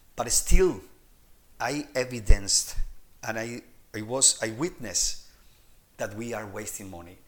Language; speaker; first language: English; non-native, fluent; Spanish